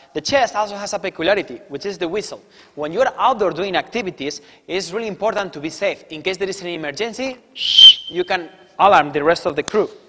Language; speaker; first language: English; non-native, fluent; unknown